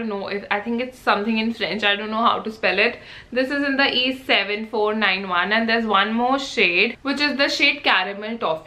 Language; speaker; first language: English; non-native, local second language; Hindi